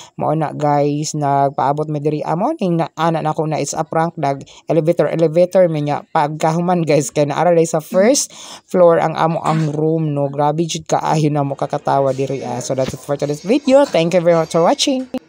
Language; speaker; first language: Cebuano; non-native, local second language; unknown